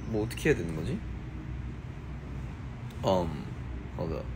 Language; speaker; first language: Korean; early bilingual, heritage; Korean